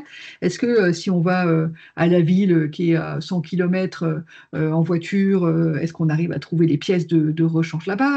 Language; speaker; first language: French; native; French